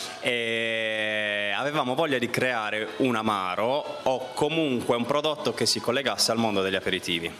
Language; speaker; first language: Italian; native; Italian